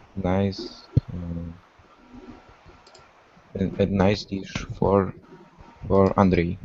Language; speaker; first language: English; non-native, learner; Russian